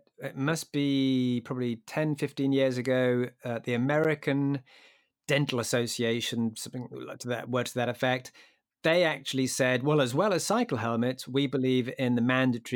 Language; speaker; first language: English; native; English